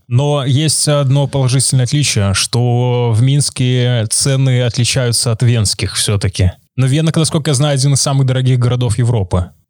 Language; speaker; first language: Russian; native; Russian